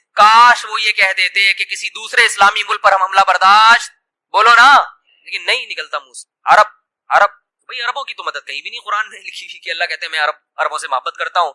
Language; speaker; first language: Urdu; native; Urdu